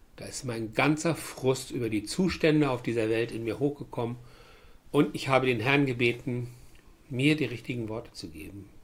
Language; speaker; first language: German; native; German